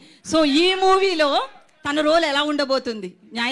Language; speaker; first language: Telugu; native; Telugu